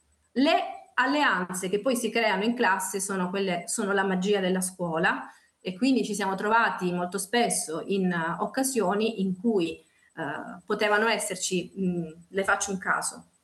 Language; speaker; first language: Italian; native; Italian